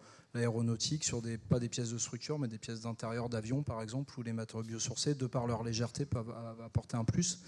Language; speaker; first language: French; native; French